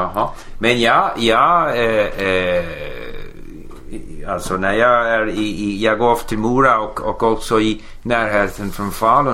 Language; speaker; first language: Swedish; non-native, fluent; English